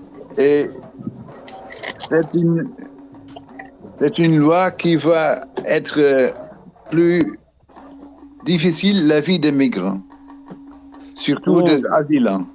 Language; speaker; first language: French; non-native, learner; Dutch